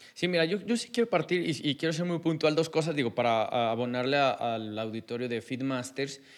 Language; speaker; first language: Spanish; native; Spanish